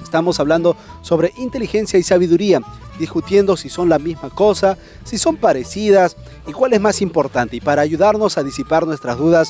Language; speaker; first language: Spanish; native; Spanish